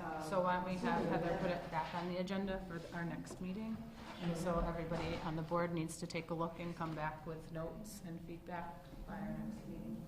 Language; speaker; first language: English; native; English